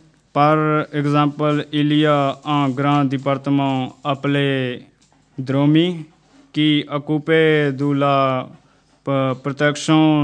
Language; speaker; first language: French; non-native, learner; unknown